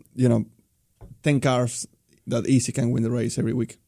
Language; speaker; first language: English; non-native, fluent; Spanish